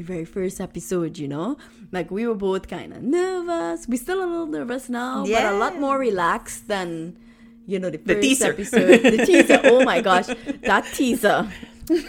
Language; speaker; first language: English; native; English